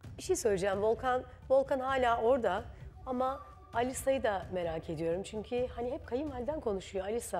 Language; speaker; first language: Turkish; native; Turkish